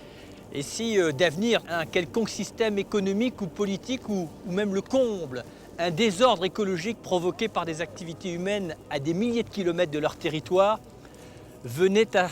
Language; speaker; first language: French; native; French